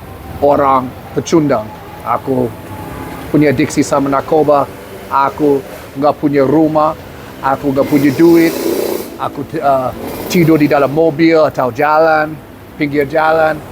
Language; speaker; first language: Indonesian; non-native, learner; English